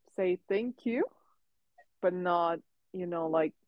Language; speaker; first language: English; non-native, fluent; Spanish